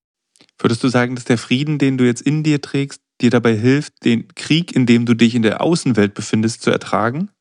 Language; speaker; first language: German; native; German